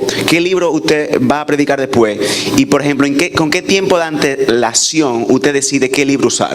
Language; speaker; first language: Spanish; native; Spanish